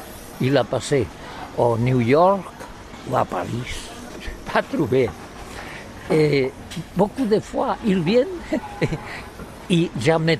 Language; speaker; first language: French; non-native, learner; Catalan